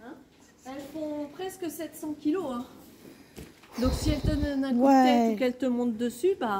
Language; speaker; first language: French; native; French